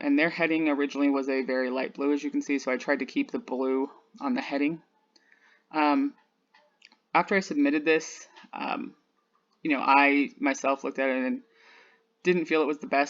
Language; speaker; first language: English; native; English